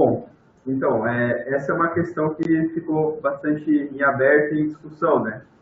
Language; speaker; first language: Portuguese; native; Portuguese